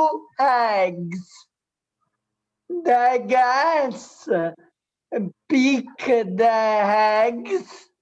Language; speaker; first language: English; non-native, learner; Italian